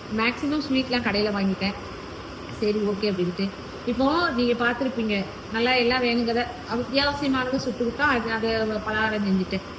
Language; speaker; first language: Tamil; native; Tamil